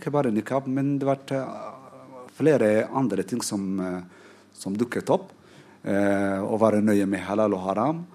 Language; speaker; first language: Norwegian; non-native, fluent; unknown